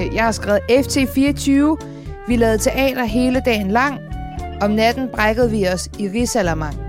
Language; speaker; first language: Danish; native; Danish